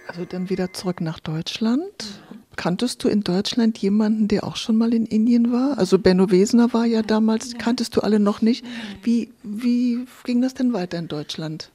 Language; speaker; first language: German; native; German